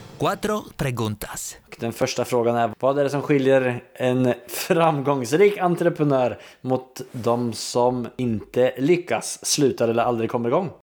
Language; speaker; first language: Swedish; native; Swedish